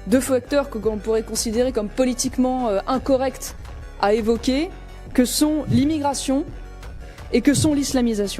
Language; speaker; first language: French; native; French